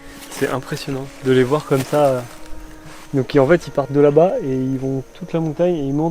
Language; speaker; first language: French; native; French